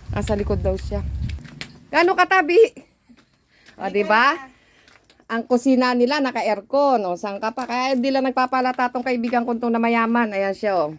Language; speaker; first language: Filipino; native; Filipino